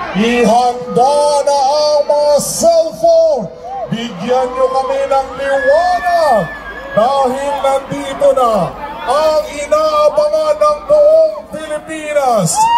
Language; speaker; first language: Filipino; native; Filipino